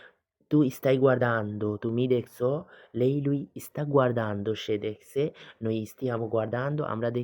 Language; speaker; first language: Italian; non-native, fluent; Bangla